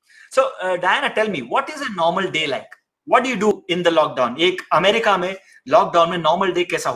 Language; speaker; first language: English; non-native, local second language; Hindi